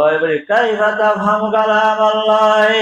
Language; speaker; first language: Arabic; non-native, fluent; Bangla